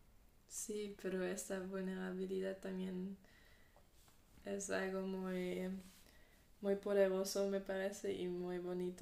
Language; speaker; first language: Spanish; non-native, fluent; German